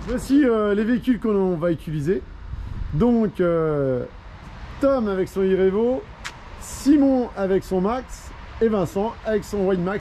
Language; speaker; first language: French; native; French